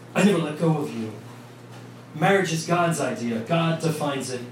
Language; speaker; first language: English; native; English